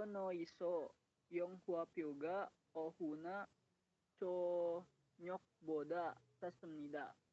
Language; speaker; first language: Korean; non-native, learner; Indonesian